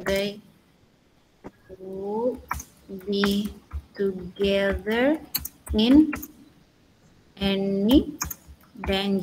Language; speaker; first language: English; non-native, learner; Indonesian